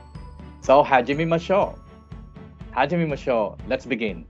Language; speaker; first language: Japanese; non-native, fluent; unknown